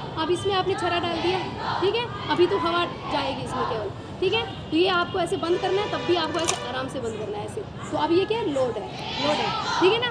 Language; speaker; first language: Hindi; native; Hindi